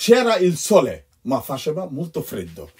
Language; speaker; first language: Italian; non-native, fluent; Bangla